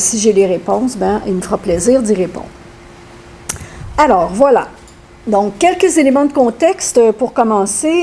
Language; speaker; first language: French; native; French